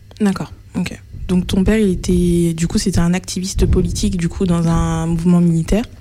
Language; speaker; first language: French; native; French